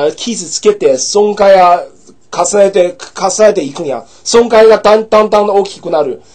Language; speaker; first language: Japanese; non-native, fluent; English